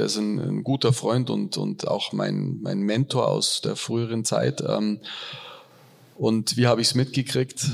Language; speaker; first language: German; native; German